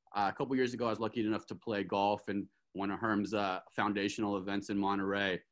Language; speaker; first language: English; native; English